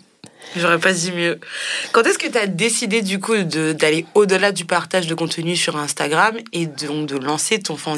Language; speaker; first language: French; native; French